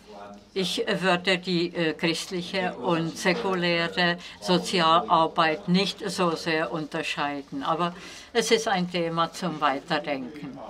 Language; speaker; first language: German; non-native, fluent; Czech